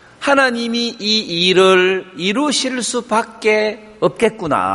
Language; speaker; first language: Korean; native; Korean